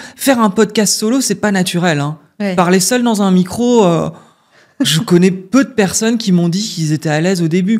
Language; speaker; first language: French; native; French